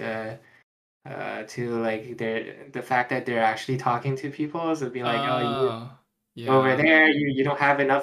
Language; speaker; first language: English; non-native, fluent; Chinese